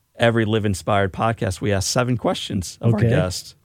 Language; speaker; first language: English; native; English